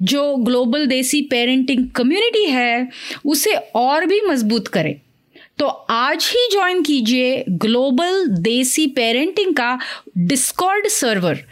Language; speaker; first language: Hindi; non-native, local second language; Marathi